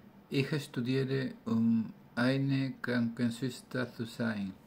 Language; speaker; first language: German; non-native, learner; Spanish